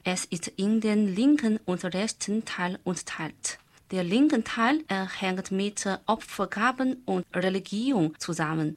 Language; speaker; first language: German; non-native, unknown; Chinese